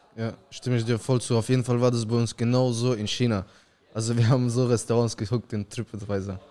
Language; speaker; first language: German; early bilingual, other home language; Russian